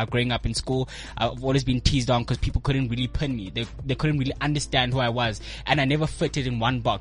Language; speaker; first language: English; non-native, local second language; Xhosa